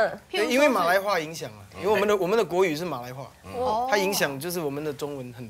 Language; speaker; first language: Chinese; native; Chinese